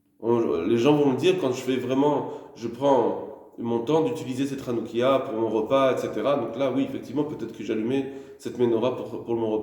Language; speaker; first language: French; native; French